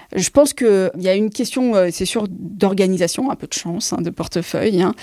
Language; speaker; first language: French; native; French